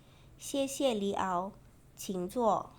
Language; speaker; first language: Chinese; non-native, fluent; Indonesian